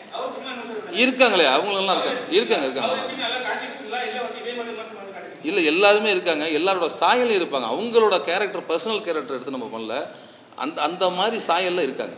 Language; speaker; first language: Tamil; native; Tamil